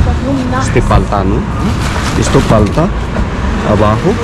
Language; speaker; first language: Spanish; non-native, learner; Filipino